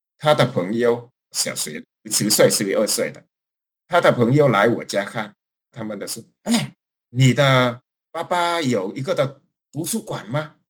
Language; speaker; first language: Chinese; non-native, fluent; Vietnamese